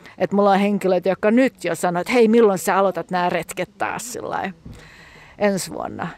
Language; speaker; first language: Finnish; early bilingual, heritage; Finnish